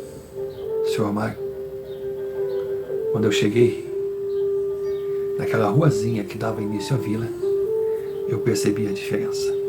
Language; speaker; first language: Portuguese; native; Portuguese